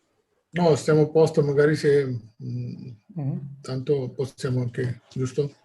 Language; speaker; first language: Italian; non-native, learner; Hindi